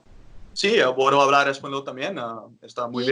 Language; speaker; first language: Spanish; non-native, fluent; Dutch